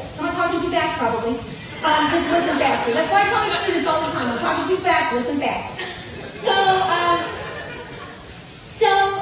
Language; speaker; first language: English; native; English